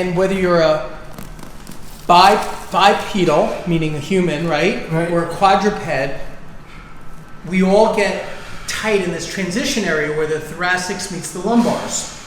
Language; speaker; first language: English; native; English